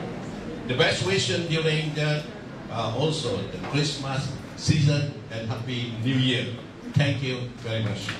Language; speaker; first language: English; non-native, local second language; Vietnamese